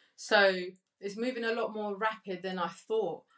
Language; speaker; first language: English; early bilingual, other home language; Spanish